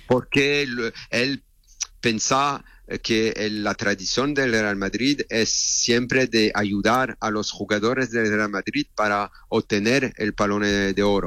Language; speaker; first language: Spanish; non-native, learner; French